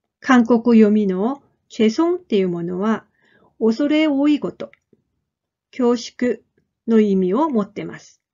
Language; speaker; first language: Japanese; non-native, fluent; Korean